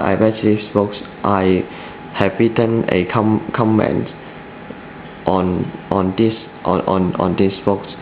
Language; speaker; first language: English; non-native, learner; Cantonese